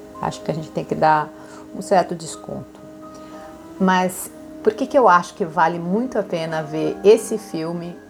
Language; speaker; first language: Portuguese; native; Portuguese